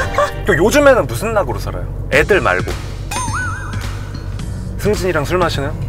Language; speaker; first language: Korean; native; Korean